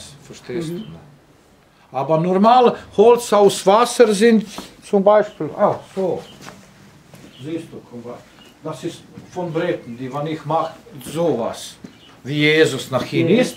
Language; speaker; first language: German; non-native, learner; Croatian